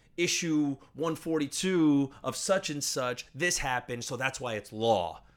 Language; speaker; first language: English; native; English